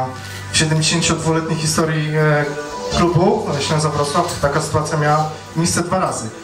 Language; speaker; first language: Polish; native; Polish